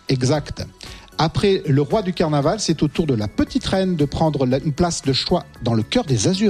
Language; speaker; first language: French; native; French